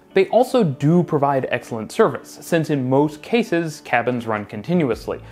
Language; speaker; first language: English; native; English